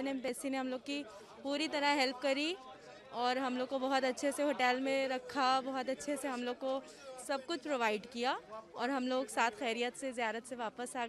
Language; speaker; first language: Hindi; native; Hindi